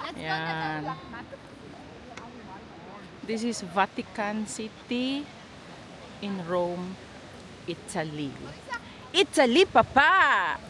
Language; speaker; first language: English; non-native, local second language; Filipino